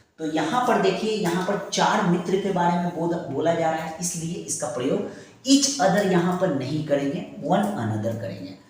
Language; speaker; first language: Hindi; native; Hindi